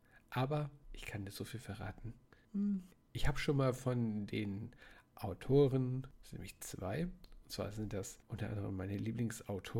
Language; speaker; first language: German; native; German